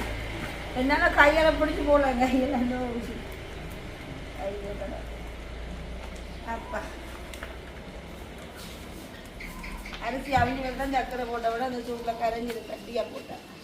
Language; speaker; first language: Tamil; native; Tamil